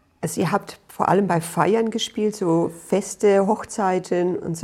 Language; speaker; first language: German; native; German